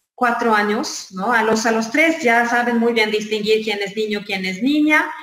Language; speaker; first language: Spanish; non-native, fluent; Swedish